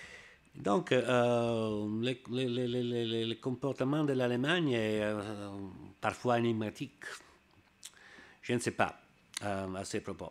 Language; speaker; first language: French; non-native, learner; Italian